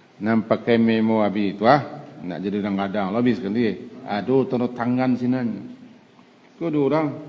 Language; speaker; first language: Malay; non-native, local second language; Minangkabau